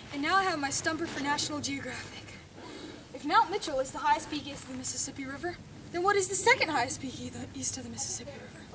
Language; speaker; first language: English; native; English